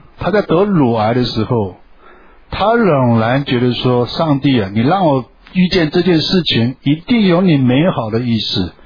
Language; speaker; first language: Chinese; non-native, local second language; Hakka Chinese